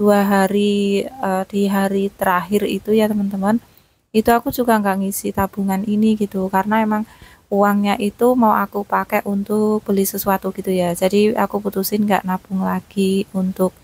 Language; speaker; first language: Indonesian; native; Indonesian